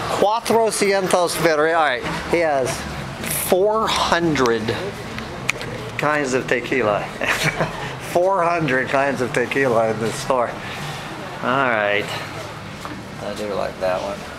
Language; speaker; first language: English; native; English